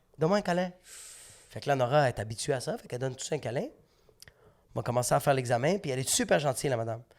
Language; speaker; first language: French; native; French